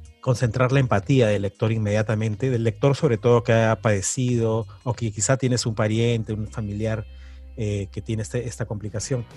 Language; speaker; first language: Spanish; native; Spanish